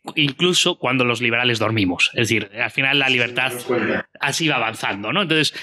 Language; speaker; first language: Spanish; native; Spanish